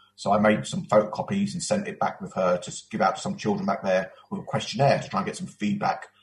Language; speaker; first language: English; native; English